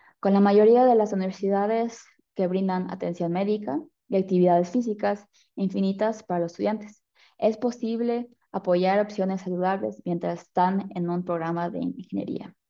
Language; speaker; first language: Spanish; early bilingual, heritage; Spanish